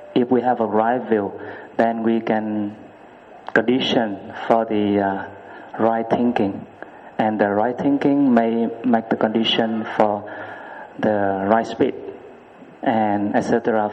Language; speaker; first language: English; non-native, learner; Vietnamese